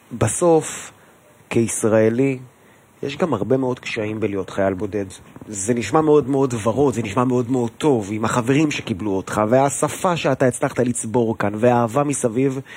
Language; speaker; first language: Hebrew; native; Hebrew